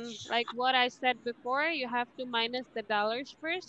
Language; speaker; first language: English; non-native, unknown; Indonesian